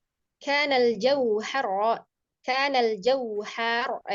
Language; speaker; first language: Arabic; non-native, learner; Indonesian